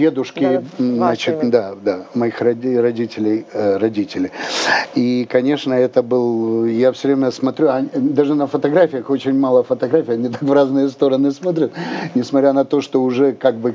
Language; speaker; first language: Russian; native; Russian